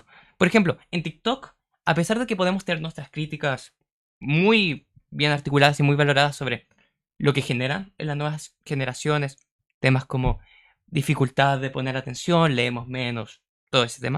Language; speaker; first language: Spanish; native; Spanish